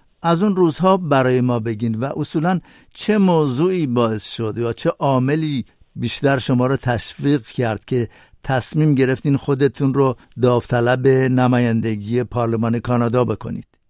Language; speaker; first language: Persian; native; Persian